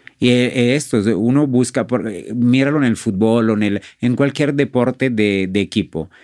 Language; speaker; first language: Spanish; non-native, fluent; Italian